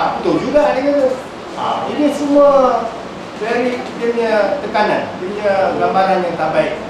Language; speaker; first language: Malay; non-native, local second language; Chinese